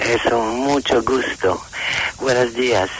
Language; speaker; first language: Spanish; non-native, learner; Italian